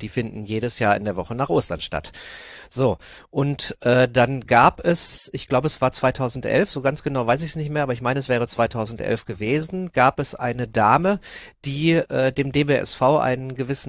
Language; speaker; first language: German; native; German